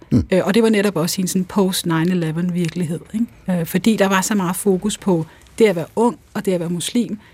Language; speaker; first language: Danish; early bilingual, other home language; Urdu